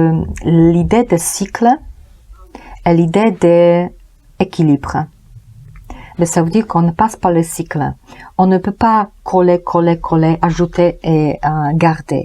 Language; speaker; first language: French; non-native, learner; Polish